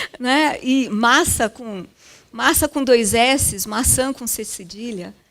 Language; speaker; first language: Portuguese; early bilingual, other home language; Japanese